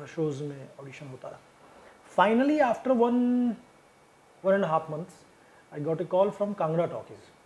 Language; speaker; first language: Hindi; native; Hindi